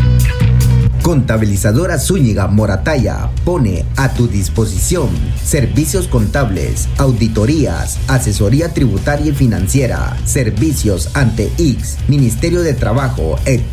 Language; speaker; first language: Spanish; native; Spanish